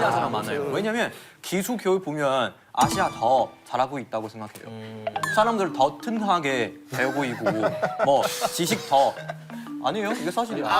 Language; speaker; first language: Korean; non-native, fluent; Chinese